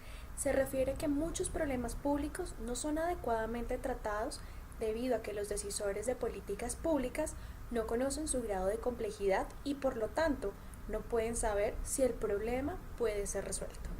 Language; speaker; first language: Spanish; native; Spanish